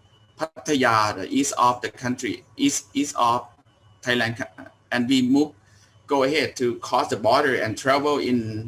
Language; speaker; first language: English; non-native, learner; Thai